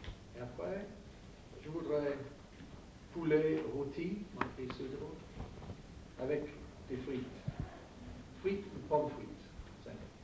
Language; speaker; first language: French; non-native, fluent; English